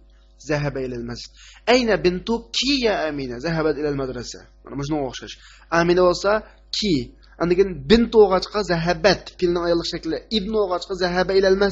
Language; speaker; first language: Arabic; non-native, fluent; Uyghur